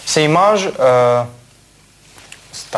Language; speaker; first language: French; non-native, learner; Russian